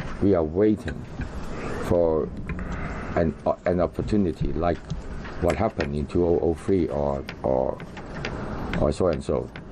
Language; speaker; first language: English; non-native, local second language; Cantonese